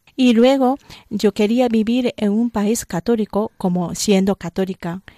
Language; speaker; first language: Spanish; non-native, fluent; Japanese